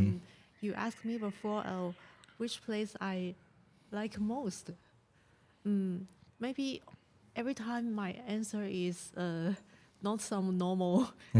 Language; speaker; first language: English; non-native, learner; Chinese